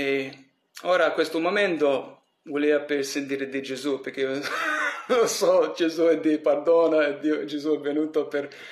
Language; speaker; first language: Italian; early bilingual, heritage; English